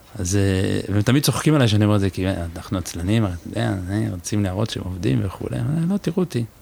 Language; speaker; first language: Hebrew; native; Hebrew